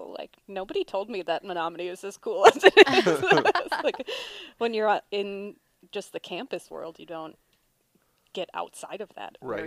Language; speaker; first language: English; native; English